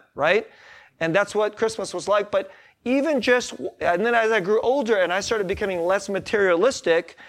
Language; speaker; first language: English; early bilingual, other home language; Korean